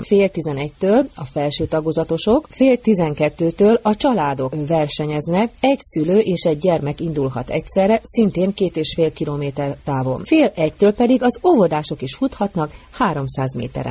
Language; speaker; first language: Hungarian; native; Hungarian